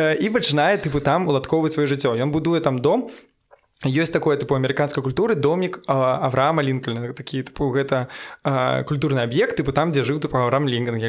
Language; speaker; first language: Belarusian; non-native, local second language; Russian